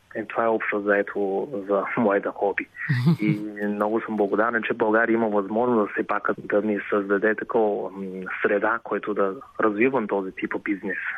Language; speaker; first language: Bulgarian; non-native, fluent; Chinese